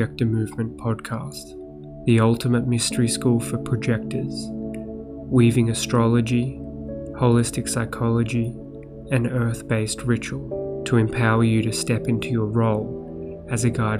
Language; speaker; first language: English; native; English